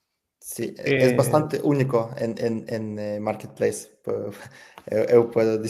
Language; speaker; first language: Spanish; non-native, learner; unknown